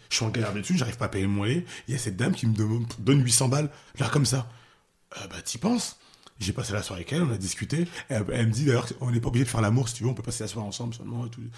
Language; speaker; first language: French; early bilingual, other home language; Haitian Creole